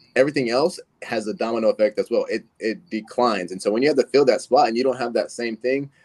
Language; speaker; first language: English; native; English